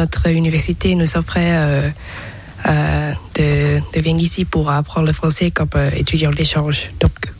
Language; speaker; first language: French; non-native, learner; Thai